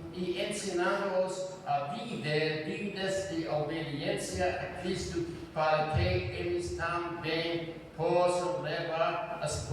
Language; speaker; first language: Portuguese; non-native, fluent; English